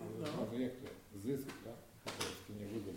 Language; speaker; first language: Polish; non-native, learner; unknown